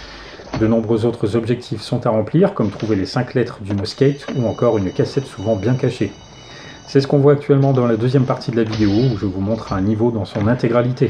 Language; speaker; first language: French; native; French